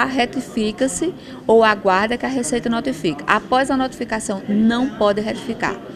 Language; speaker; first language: Portuguese; native; Portuguese